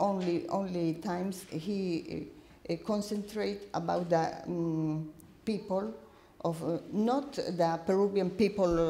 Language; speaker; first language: English; non-native, learner; Spanish